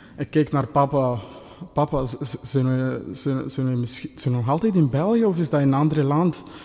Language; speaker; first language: Dutch; non-native, fluent; Kinyarwanda